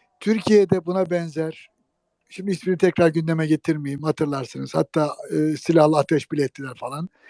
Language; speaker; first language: Turkish; native; Turkish